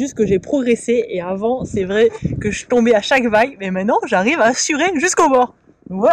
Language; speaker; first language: French; native; French